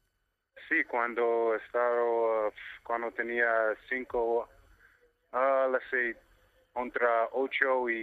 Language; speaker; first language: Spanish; non-native, learner; English